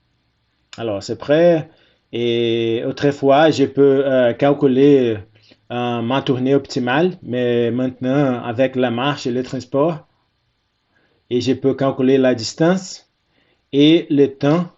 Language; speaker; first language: French; non-native, fluent; Portuguese